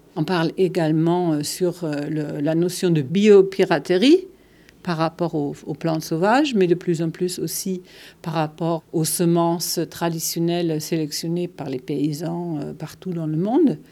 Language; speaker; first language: French; non-native, fluent; German